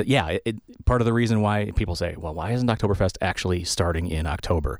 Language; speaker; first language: English; native; English